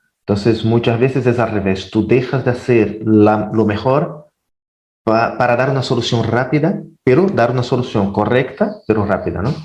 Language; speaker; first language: Spanish; non-native, fluent; Portuguese